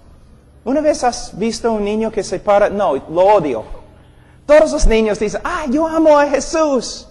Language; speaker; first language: Spanish; non-native, fluent; English